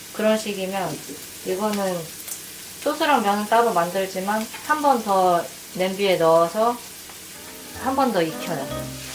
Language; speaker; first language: Korean; native; Korean